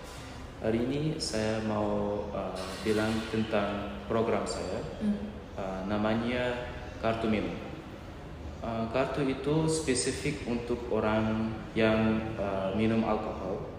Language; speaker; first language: Indonesian; non-native, learner; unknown